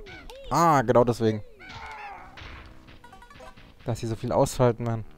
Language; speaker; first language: German; native; German